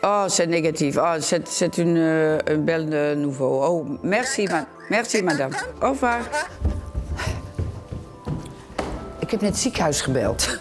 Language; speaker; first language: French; non-native, learner; Dutch